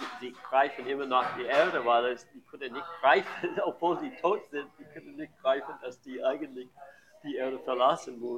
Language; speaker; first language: German; non-native, learner; English